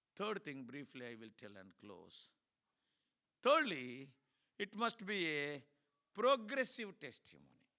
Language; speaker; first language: English; non-native, local second language; Telugu